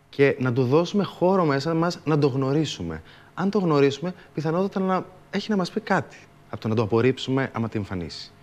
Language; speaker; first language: Greek; native; Greek